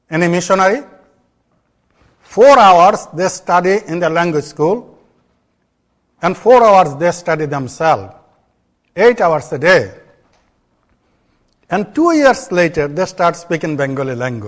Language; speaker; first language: English; non-native, local second language; Bangla